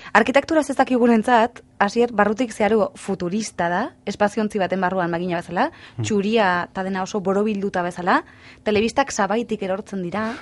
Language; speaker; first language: Basque; native; Basque